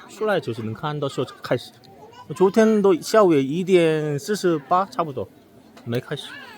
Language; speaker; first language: Chinese; non-native, fluent; Korean